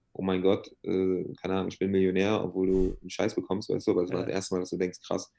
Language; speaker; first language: German; native; German